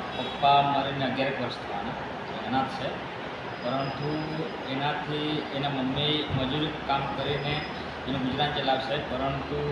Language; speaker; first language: Gujarati; native; Gujarati